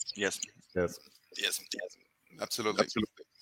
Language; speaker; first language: English; non-native, fluent; German